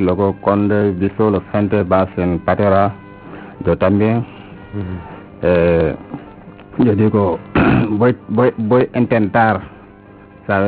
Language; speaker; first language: Spanish; non-native, learner; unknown